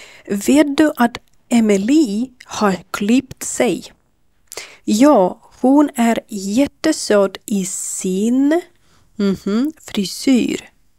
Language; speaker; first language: Swedish; non-native, learner; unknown